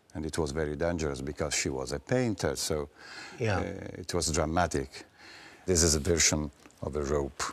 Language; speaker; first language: English; non-native, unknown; Italian